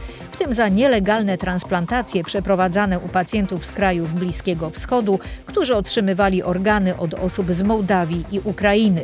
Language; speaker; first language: Polish; native; Polish